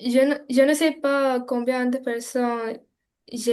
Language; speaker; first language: French; non-native, learner; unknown